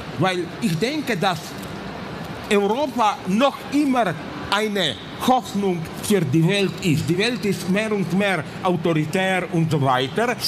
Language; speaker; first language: German; non-native, learner; Slovenian